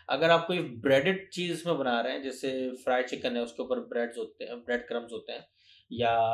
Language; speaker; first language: Urdu; native; Urdu